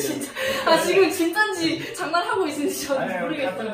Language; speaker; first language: Korean; non-native, fluent; Thai